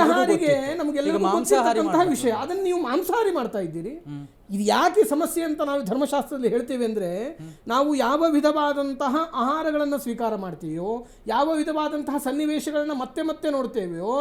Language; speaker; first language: Kannada; native; Kannada